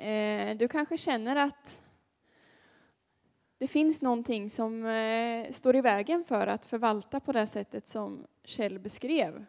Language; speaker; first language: Swedish; native; Swedish